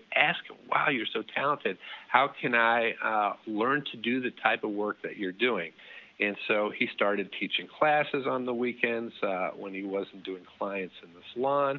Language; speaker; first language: English; early bilingual, other home language; Dutch